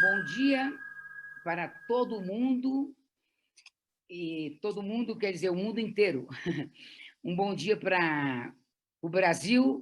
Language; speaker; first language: Portuguese; non-native, fluent; Spanish